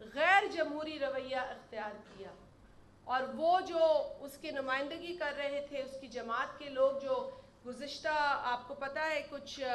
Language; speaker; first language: Urdu; native; Urdu